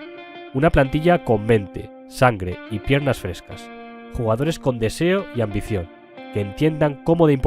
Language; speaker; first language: Spanish; native; Spanish